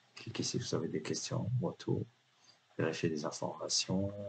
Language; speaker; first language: French; non-native, local second language; Arabic